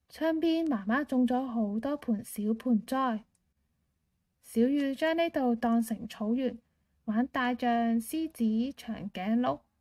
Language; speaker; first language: Cantonese; native; Cantonese